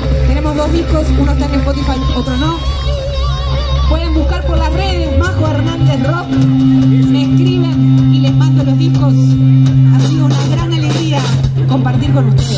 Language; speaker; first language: Spanish; native; Spanish